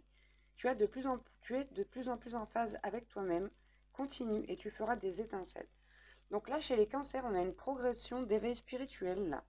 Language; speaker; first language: French; native; French